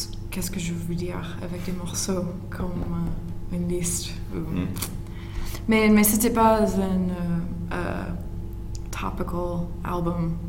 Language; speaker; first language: French; non-native, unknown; English